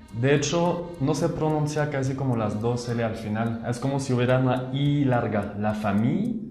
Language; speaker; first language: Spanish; non-native, fluent; French